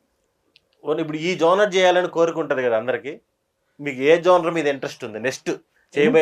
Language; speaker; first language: Telugu; native; Telugu